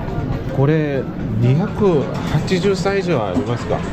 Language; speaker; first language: Japanese; non-native, learner; Korean